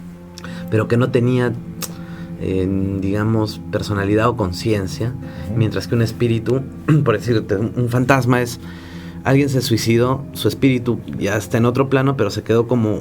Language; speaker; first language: Spanish; native; Spanish